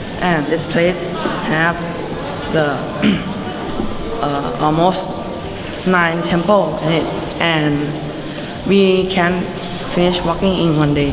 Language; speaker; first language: English; non-native, learner; Thai